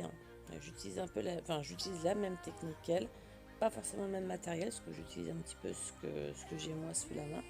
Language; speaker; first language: French; native; French